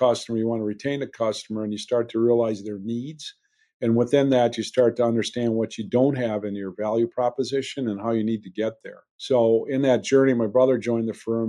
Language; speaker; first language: English; native; English